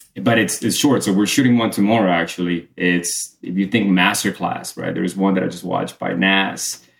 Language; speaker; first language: English; early bilingual, other home language; Spanish